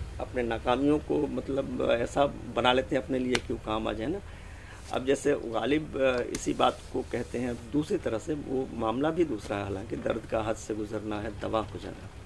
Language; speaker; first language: Hindi; native; Hindi